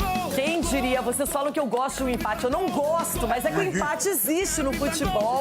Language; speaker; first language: Portuguese; native; Portuguese